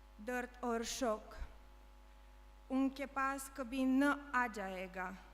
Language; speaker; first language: Hindi; non-native, learner; Bulgarian